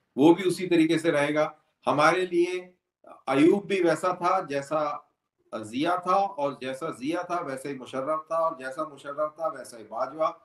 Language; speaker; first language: Hindi; native; Hindi